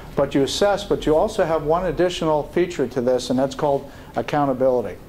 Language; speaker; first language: English; native; English